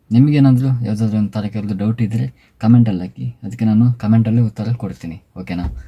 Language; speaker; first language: Kannada; non-native, local second language; Tulu